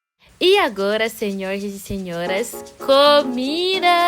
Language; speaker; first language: Portuguese; non-native, fluent; French